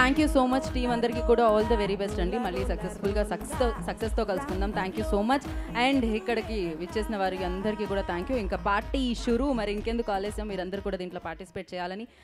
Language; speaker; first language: Telugu; native; Telugu